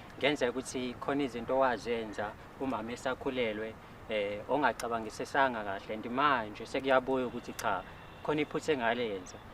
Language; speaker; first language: Zulu; native; Zulu